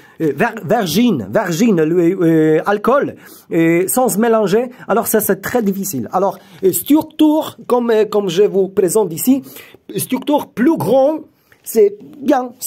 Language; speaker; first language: French; non-native, learner; Polish